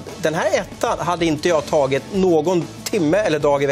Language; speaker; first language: Swedish; native; Swedish